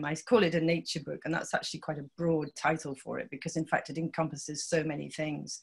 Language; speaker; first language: English; native; English